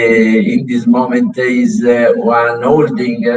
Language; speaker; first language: English; non-native, learner; Italian